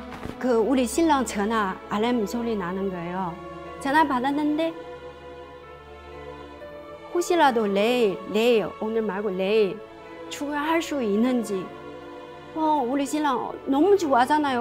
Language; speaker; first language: Korean; non-native, learner; Chinese